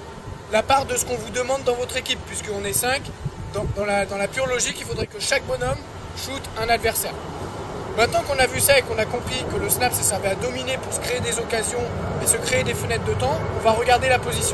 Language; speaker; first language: French; native; French